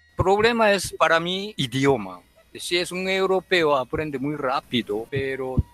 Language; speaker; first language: Spanish; non-native, fluent; Japanese